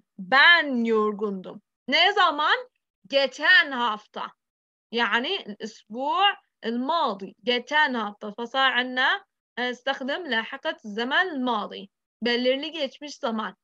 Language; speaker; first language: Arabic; native; Arabic